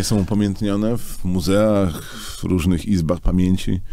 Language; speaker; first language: Polish; native; Polish